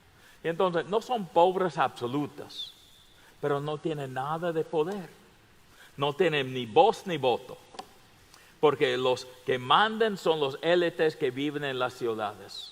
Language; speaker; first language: Spanish; non-native, fluent; English